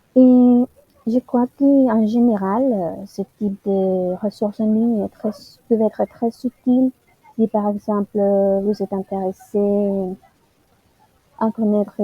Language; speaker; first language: French; non-native, learner; Spanish